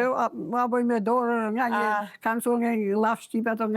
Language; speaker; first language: Albanian; native; Albanian